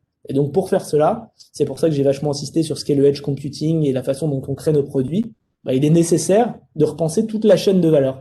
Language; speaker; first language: French; native; French